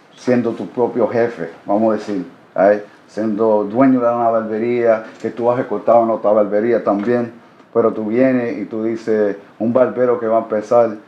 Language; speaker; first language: Spanish; early bilingual, heritage; Spanish